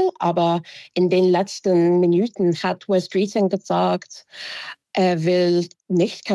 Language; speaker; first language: German; non-native, fluent; English